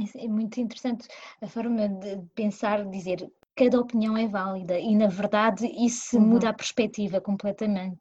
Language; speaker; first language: Portuguese; early bilingual, heritage; Portuguese